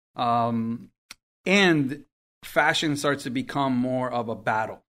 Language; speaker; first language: English; early bilingual, other home language; Spanish